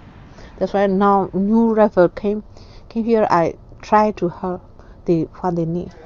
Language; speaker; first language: English; non-native, learner; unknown